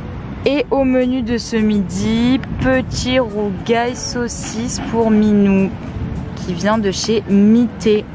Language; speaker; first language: French; native; French